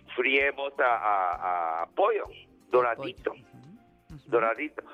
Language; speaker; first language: Spanish; non-native, learner; Japanese